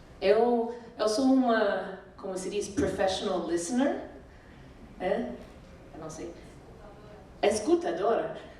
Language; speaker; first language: Portuguese; non-native, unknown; English